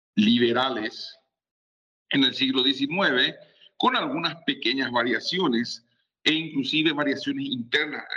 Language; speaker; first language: Spanish; native; Spanish